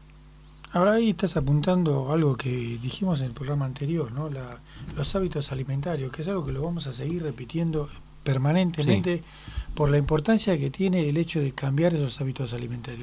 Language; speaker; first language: Spanish; native; Spanish